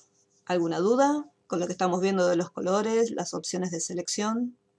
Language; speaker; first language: Spanish; native; Spanish